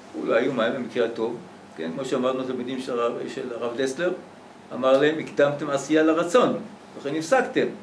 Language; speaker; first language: Hebrew; native; Hebrew